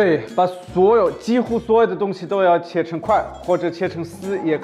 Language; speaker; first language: Chinese; non-native, fluent; German